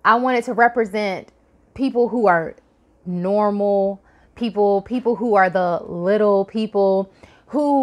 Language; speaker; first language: English; native; English